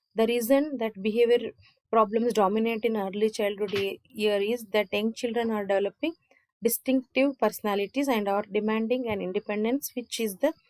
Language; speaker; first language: English; non-native, local second language; Kannada